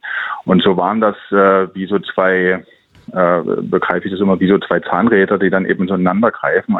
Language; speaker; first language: German; native; German